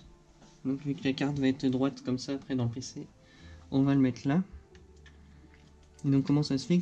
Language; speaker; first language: French; native; French